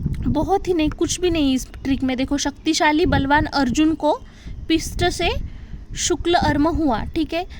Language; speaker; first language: Hindi; non-native, local second language; Marathi